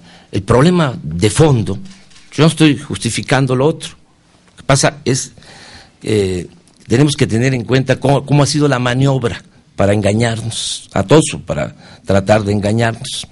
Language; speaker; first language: Spanish; native; Spanish